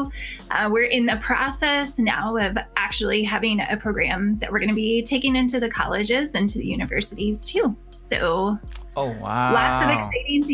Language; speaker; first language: English; native; English